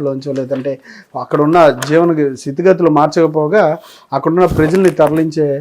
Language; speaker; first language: Telugu; native; Telugu